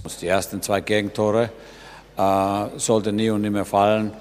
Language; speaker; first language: German; non-native, fluent; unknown